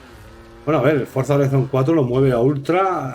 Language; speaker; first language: Spanish; native; Spanish